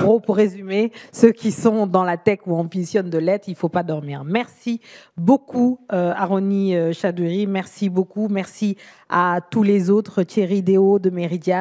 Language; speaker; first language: French; native; French